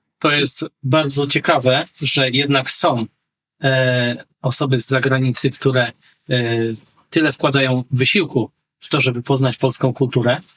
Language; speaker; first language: Polish; native; Polish